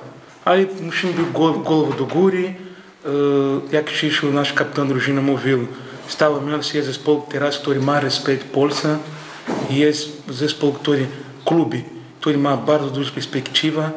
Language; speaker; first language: Polish; non-native, learner; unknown